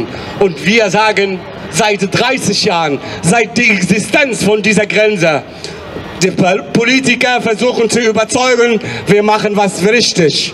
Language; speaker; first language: German; non-native, fluent; Arabic